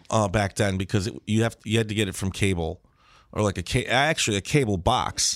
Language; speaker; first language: English; early bilingual, other home language; Spanish